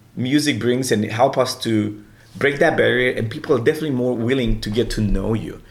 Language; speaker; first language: English; non-native, fluent; Romanian